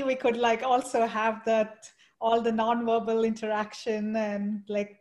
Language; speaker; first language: English; non-native, local second language; Kannada